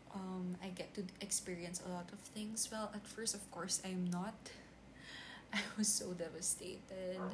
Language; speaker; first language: English; non-native, local second language; Filipino